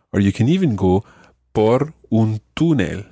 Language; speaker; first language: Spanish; non-native, fluent; English